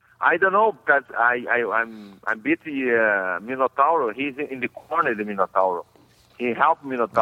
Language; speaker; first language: English; non-native, learner; Portuguese